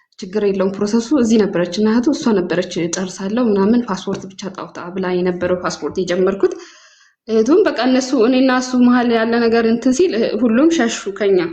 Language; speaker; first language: Amharic; native; Amharic